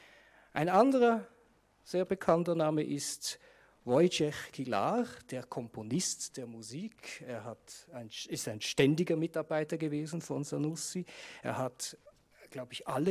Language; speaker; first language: German; native; German